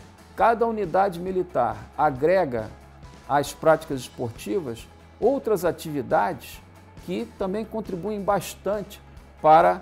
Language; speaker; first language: Portuguese; native; Portuguese